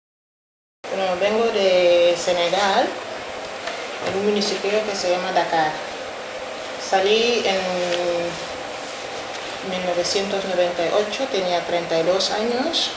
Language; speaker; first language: Spanish; non-native, fluent; Wolof